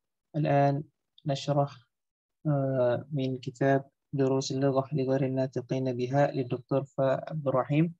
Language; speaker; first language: Arabic; non-native, fluent; Indonesian